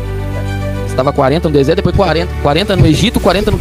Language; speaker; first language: Portuguese; native; Portuguese